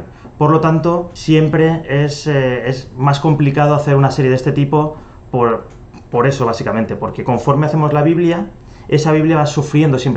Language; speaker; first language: Spanish; native; Spanish